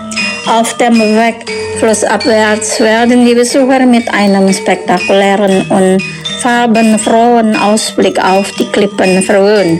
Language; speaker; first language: German; non-native, learner; Indonesian